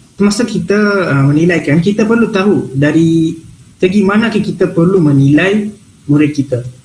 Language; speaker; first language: Malay; non-native, local second language; Tamil